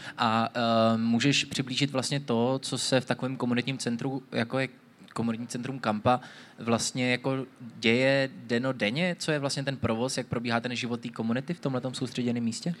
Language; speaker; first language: Czech; native; Czech